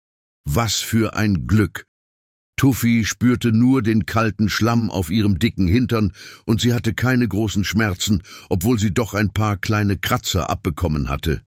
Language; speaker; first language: German; native; German